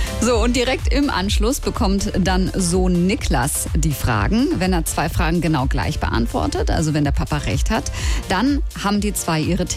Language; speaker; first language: German; native; German